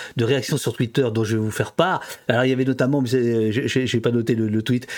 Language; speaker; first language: French; native; French